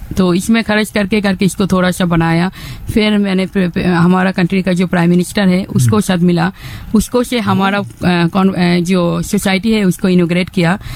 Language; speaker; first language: Hindi; non-native, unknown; Bangla